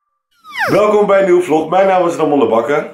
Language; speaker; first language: Dutch; native; Dutch